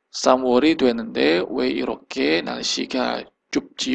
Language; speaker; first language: Korean; non-native, fluent; Indonesian